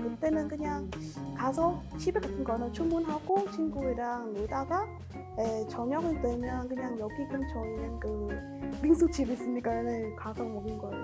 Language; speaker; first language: Korean; non-native, fluent; Vietnamese